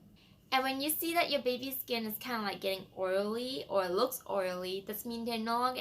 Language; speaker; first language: English; non-native, fluent; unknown